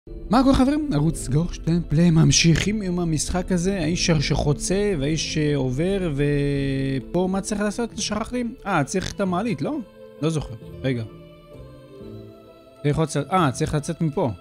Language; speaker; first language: Hebrew; native; Hebrew